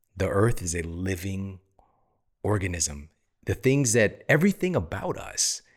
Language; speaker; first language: English; native; English